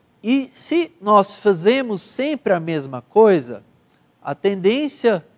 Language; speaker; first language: Portuguese; native; Portuguese